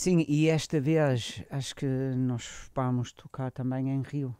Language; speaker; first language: Portuguese; non-native, learner; English